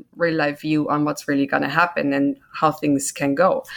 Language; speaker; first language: English; non-native, fluent; German